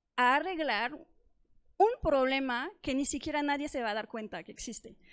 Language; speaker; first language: Spanish; non-native, fluent; French